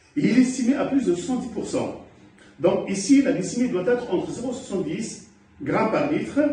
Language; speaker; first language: French; non-native, local second language; Arabic